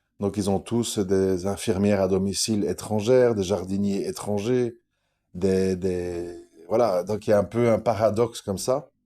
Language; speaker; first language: French; native; French